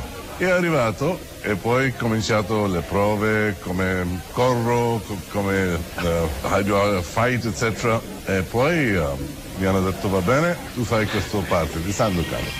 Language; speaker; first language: Italian; non-native, learner; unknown